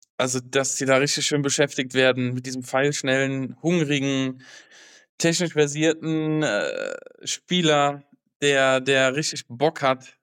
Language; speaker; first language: German; native; German